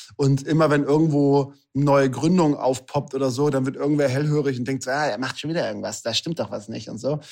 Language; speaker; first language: German; native; German